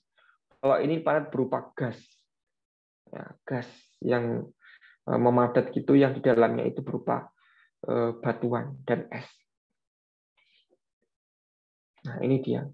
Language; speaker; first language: Indonesian; native; Indonesian